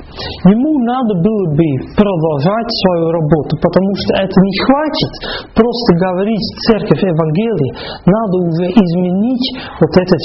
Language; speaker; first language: Russian; non-native, fluent; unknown